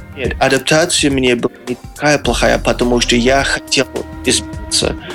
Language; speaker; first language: Russian; non-native, fluent; English